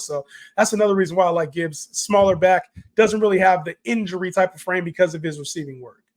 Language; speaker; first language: English; native; English